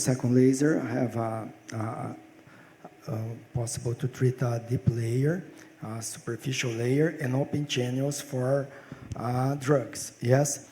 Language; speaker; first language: English; non-native, fluent; Portuguese